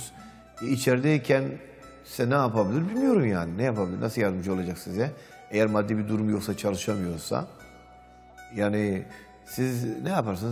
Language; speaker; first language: Turkish; native; Turkish